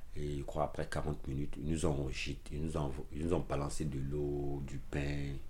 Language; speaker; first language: French; non-native, local second language; Dyula